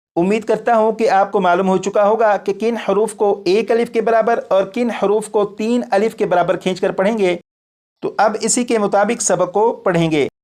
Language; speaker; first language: Urdu; native; Urdu